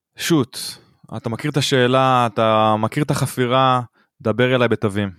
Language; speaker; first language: Hebrew; native; Hebrew